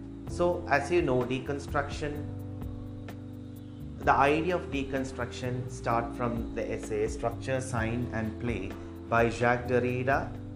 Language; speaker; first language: English; non-native, local second language; Malayalam